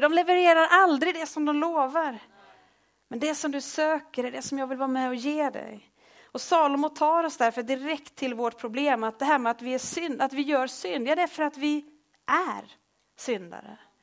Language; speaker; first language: Swedish; native; Swedish